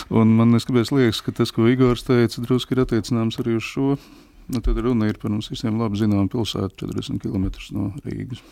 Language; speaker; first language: Latvian; native; Latvian